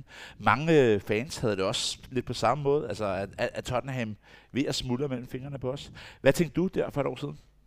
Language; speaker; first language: Danish; native; Danish